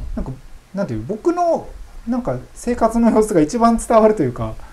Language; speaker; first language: Japanese; native; Japanese